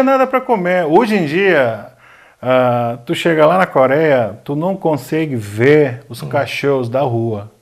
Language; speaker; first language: Portuguese; non-native, fluent; Korean